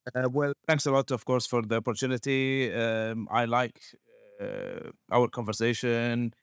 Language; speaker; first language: English; non-native, fluent; Arabic